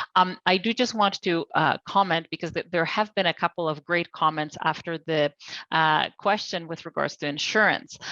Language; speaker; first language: English; non-native, fluent; Polish